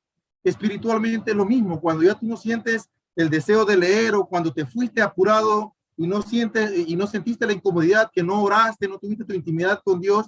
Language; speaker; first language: Spanish; native; Spanish